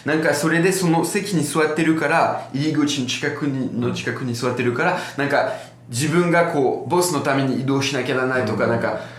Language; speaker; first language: Japanese; non-native, fluent; French